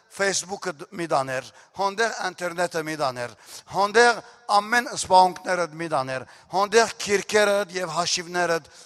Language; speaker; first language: Armenian; early bilingual, heritage; Armenian